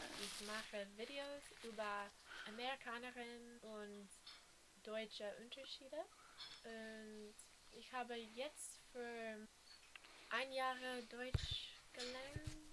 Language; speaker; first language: German; non-native, learner; English